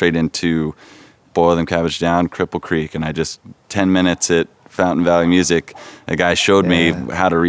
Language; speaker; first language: English; native; English